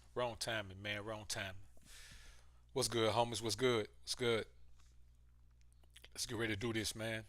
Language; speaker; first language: English; native; English